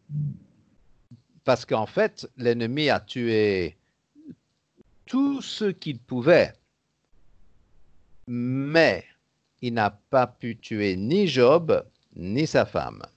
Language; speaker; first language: French; native; French